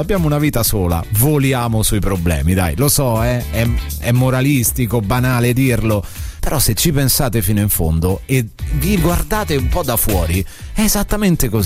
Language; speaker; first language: Italian; native; Italian